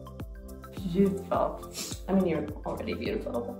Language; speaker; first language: English; non-native, fluent; Swedish